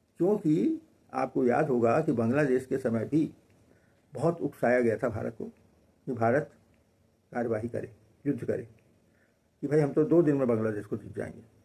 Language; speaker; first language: Hindi; native; Hindi